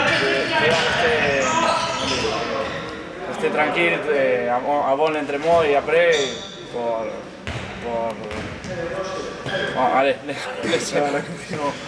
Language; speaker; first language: French; non-native, learner; Spanish